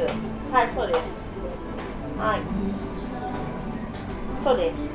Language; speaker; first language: Japanese; non-native, learner; English